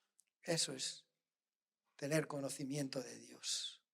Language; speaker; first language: Spanish; native; Spanish